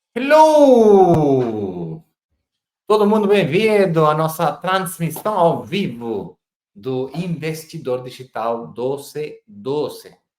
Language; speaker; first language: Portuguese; non-native, fluent; Spanish